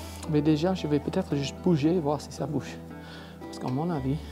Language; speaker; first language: French; non-native, fluent; English